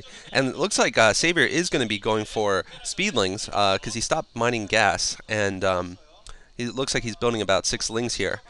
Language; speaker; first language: English; native; English